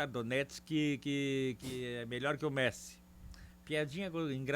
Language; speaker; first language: Portuguese; native; Portuguese